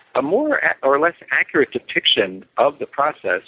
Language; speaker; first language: English; native; English